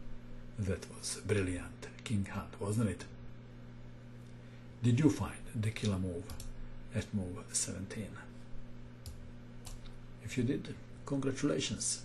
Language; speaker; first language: English; non-native, fluent; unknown